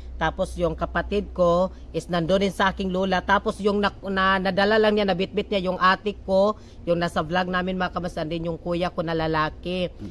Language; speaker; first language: Filipino; non-native, local second language; Cebuano